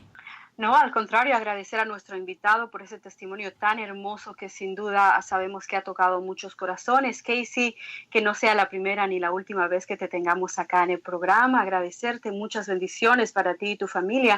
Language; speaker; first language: Spanish; native; Spanish